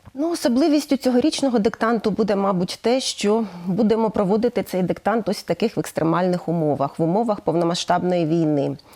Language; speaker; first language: Ukrainian; native; Ukrainian